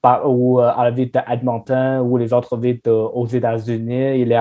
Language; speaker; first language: French; non-native, learner; Chinese